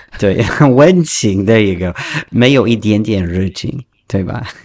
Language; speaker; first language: Chinese; non-native, learner; English